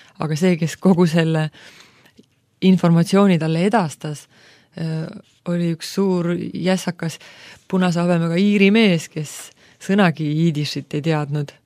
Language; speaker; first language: Estonian; native; Estonian